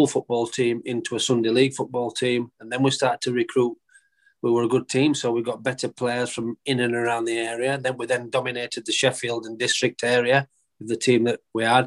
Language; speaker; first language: English; native; English